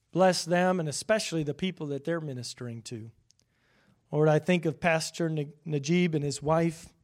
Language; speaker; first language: English; native; English